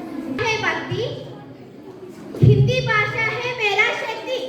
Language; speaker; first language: Hindi; non-native, local second language; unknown